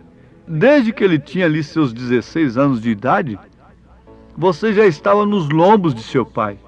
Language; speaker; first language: Portuguese; native; Portuguese